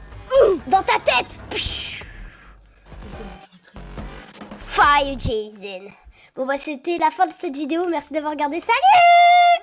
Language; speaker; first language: French; native; French